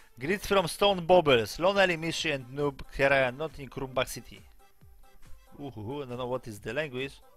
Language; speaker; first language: English; non-native, learner; Polish